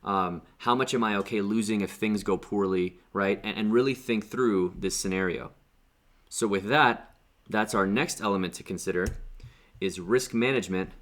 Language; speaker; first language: English; native; English